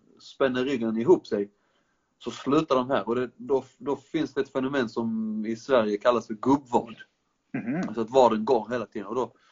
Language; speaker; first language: Swedish; early bilingual, other home language; Persian